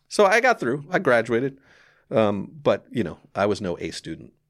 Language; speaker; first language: English; native; English